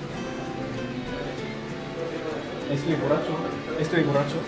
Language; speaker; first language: Spanish; non-native, learner; Korean